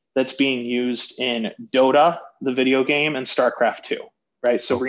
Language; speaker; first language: English; native; English